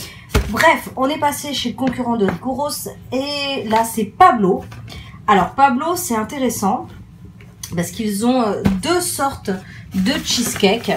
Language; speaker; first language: French; native; French